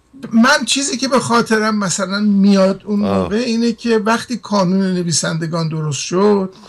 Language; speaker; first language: Persian; native; Persian